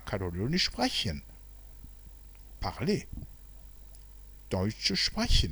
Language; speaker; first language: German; non-native, fluent; Rundi